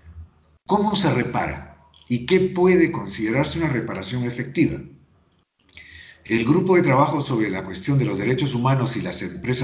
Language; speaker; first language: Spanish; native; Spanish